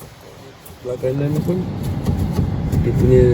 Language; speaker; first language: Malay; native; Malay